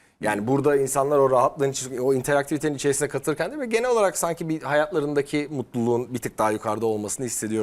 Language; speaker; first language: Turkish; native; Turkish